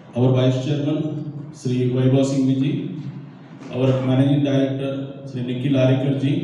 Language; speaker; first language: English; non-native, local second language; Marathi